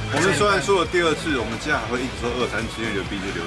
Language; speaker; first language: Chinese; native; Chinese